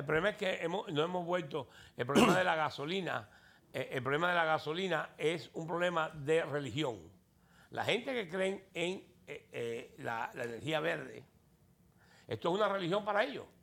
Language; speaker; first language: Spanish; native; Spanish